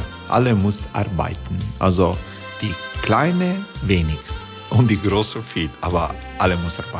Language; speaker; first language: German; non-native, fluent; Croatian